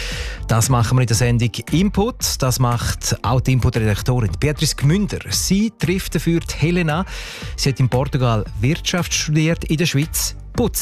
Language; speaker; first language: German; native; German